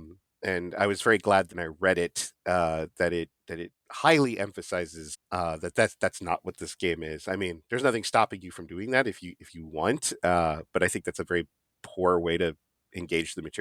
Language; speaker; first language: English; native; English